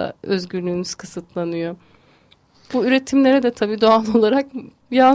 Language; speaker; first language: Turkish; native; Turkish